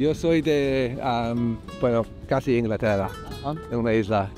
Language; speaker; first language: Spanish; non-native, learner; English